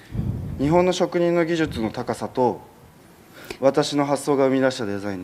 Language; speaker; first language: Japanese; native; Japanese